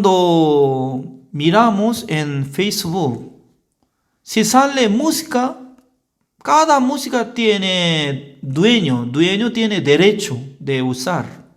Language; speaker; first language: Spanish; non-native, learner; Korean